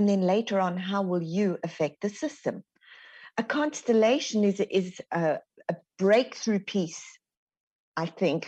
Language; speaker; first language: English; native; English